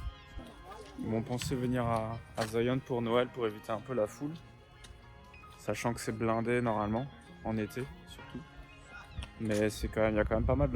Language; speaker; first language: French; native; French